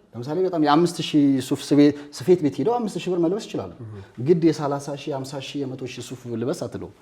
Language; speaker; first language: Amharic; non-native, local second language; Tigrinya